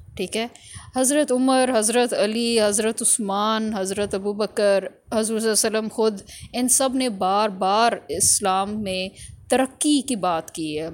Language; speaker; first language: Urdu; native; Urdu